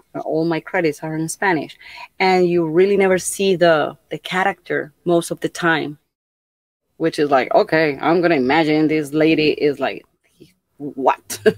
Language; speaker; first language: English; non-native, fluent; Spanish